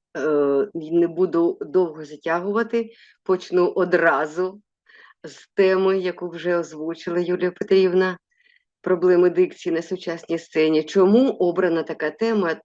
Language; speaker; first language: Ukrainian; non-native, local second language; Russian